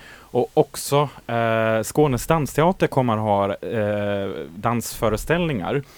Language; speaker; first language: Swedish; native; Swedish